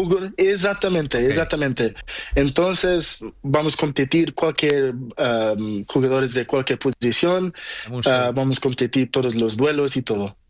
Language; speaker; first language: Spanish; non-native, learner; Portuguese